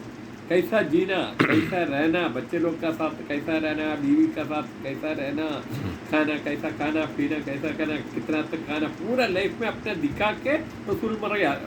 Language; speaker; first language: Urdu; non-native, local second language; Malayalam